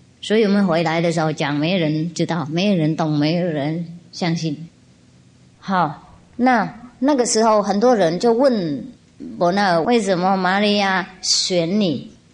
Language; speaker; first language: Chinese; non-native, fluent; Vietnamese